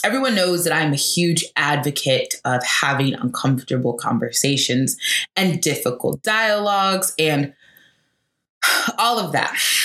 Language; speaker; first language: English; native; English